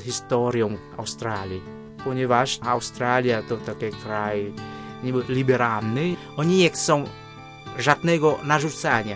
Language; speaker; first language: Polish; non-native, fluent; Vietnamese